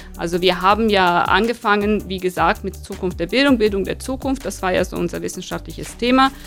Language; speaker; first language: German; non-native, fluent; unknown